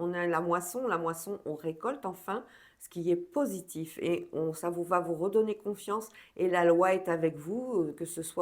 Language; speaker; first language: French; native; French